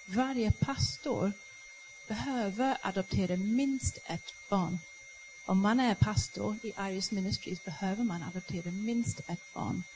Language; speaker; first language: Swedish; non-native, fluent; English